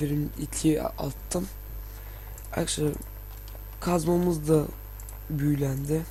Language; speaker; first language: Turkish; native; Turkish